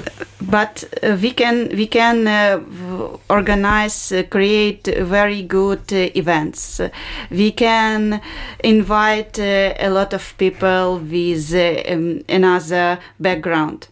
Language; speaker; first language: English; non-native, learner; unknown